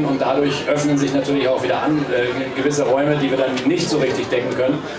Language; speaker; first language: German; native; German